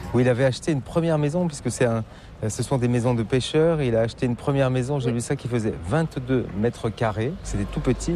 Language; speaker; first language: French; native; French